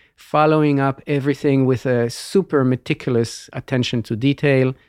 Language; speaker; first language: English; non-native, fluent; Hebrew